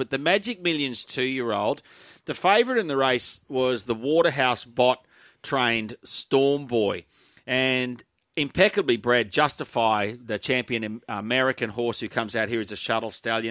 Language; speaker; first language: English; native; English